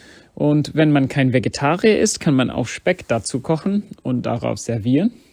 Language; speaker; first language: German; non-native, fluent; English